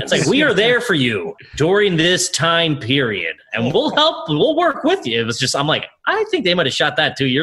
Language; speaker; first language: English; native; English